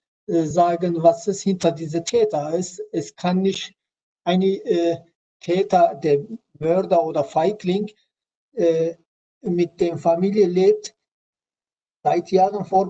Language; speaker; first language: German; non-native, learner; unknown